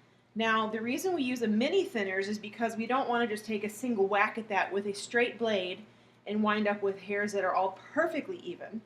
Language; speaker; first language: English; native; English